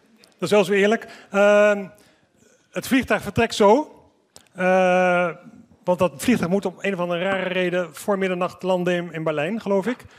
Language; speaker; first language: Dutch; native; Dutch